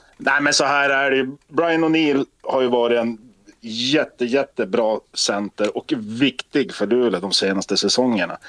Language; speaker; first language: Swedish; native; Swedish